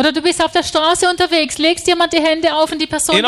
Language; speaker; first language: German; native; German